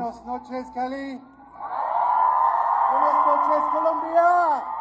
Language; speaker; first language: Spanish; non-native, learner; English